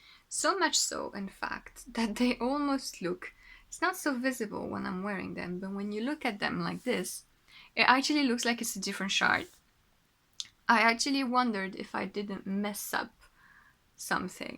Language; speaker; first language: English; non-native, fluent; French